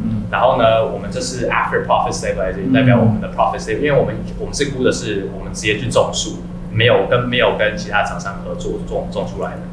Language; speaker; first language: Chinese; native; Chinese